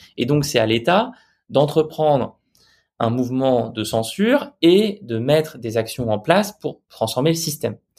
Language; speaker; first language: French; native; French